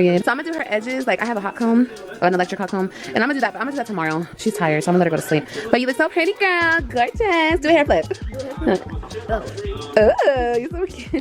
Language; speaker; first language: English; native; English